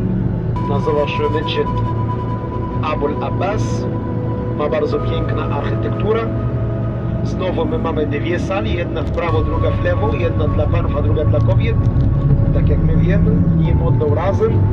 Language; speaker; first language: Polish; non-native, learner; Arabic